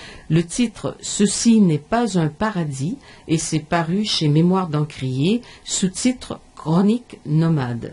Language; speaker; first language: French; native; French